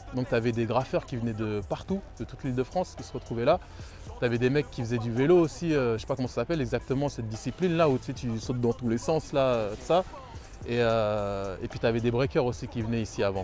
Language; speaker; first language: French; native; French